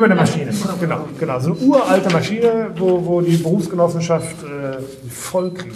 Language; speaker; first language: German; native; German